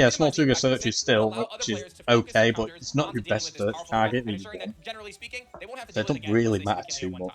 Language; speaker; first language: English; native; English